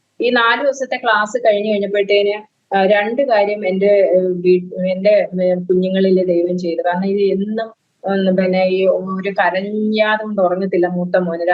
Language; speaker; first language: Malayalam; native; Malayalam